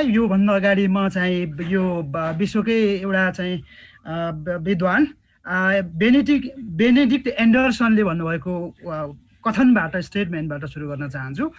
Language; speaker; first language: Nepali; non-native, local second language; Eastern Tamang